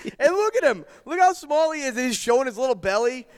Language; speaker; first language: English; native; English